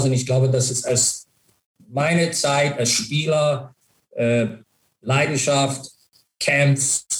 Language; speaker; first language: German; non-native, fluent; English